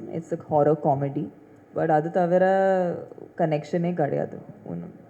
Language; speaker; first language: Tamil; non-native, fluent; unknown